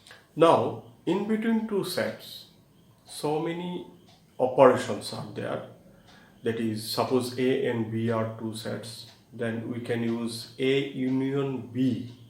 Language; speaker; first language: English; non-native, local second language; Bangla